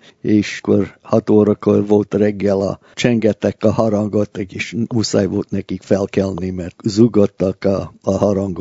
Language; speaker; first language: Hungarian; early bilingual, heritage; Hungarian